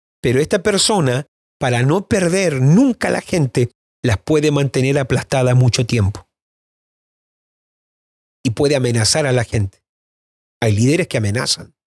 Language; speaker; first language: Spanish; native; Spanish